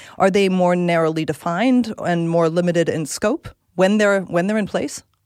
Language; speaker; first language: English; native; English